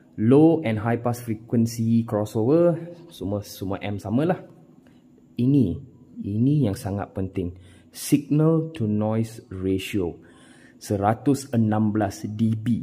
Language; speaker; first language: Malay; non-native, local second language; Tamil